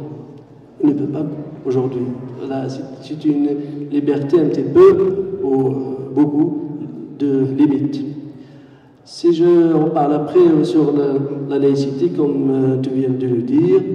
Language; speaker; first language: French; non-native, local second language; Kabyle